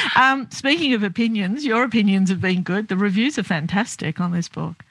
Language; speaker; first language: English; native; English